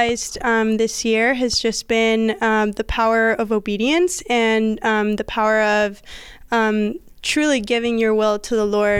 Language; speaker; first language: English; native; English